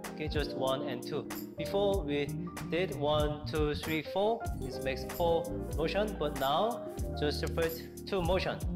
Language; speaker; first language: English; non-native, learner; Korean